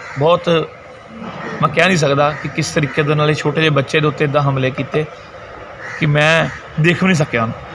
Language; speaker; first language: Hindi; non-native, local second language; Punjabi